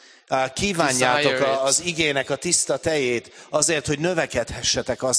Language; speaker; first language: Hungarian; native; Hungarian